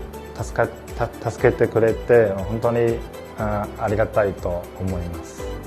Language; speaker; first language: Japanese; non-native, fluent; Chinese